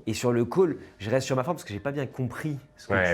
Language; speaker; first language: French; native; French